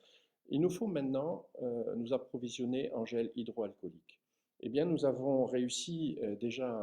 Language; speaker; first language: French; native; French